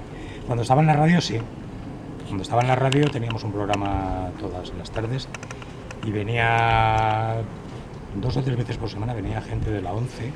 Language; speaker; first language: Spanish; native; Spanish